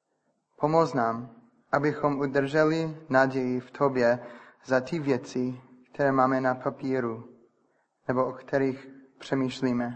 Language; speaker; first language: Czech; non-native, fluent; English